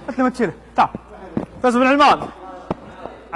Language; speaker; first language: Arabic; native; Arabic